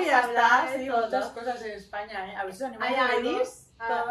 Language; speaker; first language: Spanish; native; Spanish